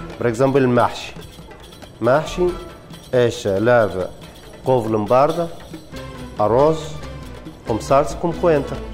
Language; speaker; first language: Portuguese; non-native, learner; Arabic